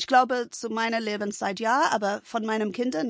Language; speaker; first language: German; non-native, fluent; English